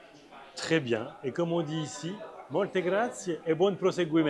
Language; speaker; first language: French; native; French